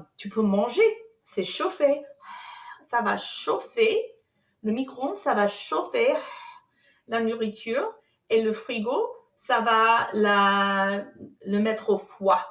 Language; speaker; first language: French; non-native, fluent; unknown